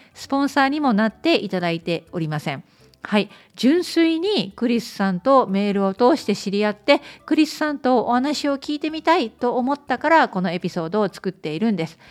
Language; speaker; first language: Japanese; native; Japanese